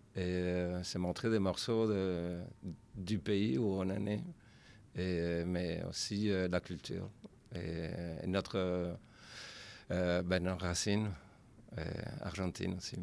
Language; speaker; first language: French; non-native, fluent; Spanish